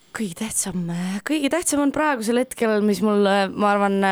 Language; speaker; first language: Estonian; native; Estonian